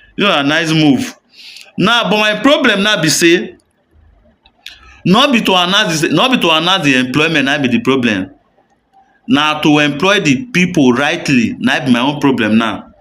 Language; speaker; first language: Nigerian Pidgin; native; Nigerian Pidgin